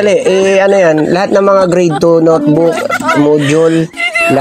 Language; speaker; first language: Filipino; native; Filipino